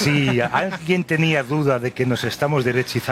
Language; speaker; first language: Spanish; native; Spanish